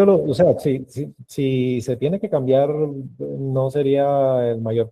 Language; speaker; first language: Spanish; native; Spanish